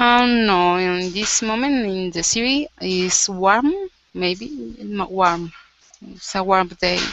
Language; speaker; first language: English; non-native, learner; Spanish